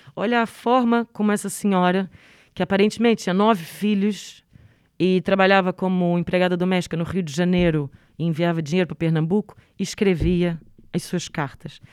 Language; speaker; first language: Portuguese; native; Portuguese